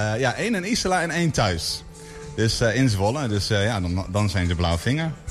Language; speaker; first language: Dutch; early bilingual, heritage; English